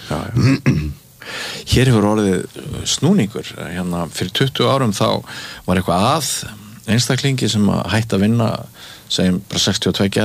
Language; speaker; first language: Icelandic; native; Icelandic